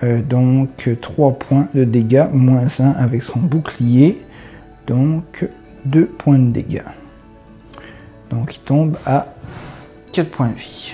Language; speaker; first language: French; native; French